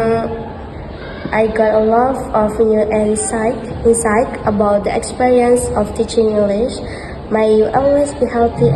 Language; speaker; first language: English; non-native, learner; Indonesian